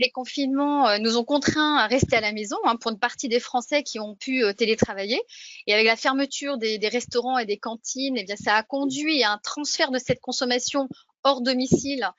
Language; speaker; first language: French; native; French